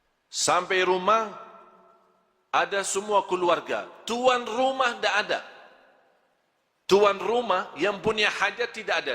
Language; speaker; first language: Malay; non-native, fluent; Arabic